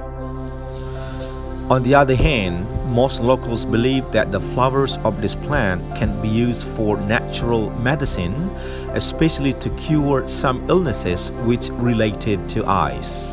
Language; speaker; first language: English; non-native, fluent; Balinese